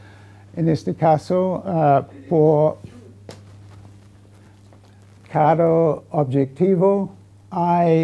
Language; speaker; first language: Spanish; non-native, fluent; English